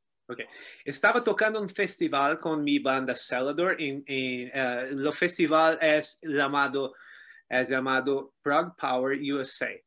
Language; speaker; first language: Spanish; non-native, learner; Portuguese